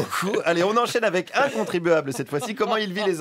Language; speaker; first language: French; native; French